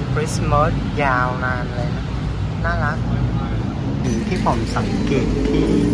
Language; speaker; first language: Thai; non-native, fluent; Vietnamese